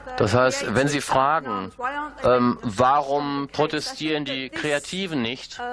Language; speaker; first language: German; non-native, fluent; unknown